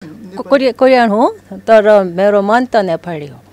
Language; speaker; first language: Nepali; non-native, learner; Korean